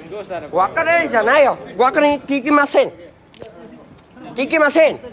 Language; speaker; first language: Japanese; non-native, learner; Vietnamese